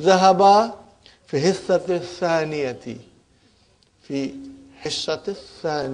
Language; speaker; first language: Arabic; non-native, fluent; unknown